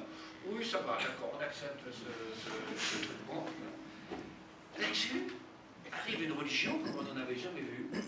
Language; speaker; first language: French; native; French